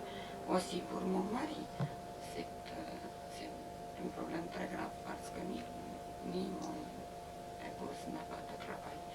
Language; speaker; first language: French; non-native, fluent; Romanian